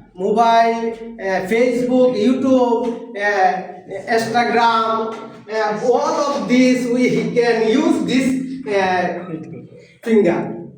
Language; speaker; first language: English; non-native, learner; Bangla